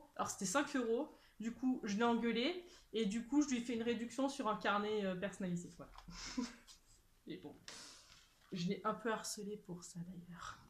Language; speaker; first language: French; native; French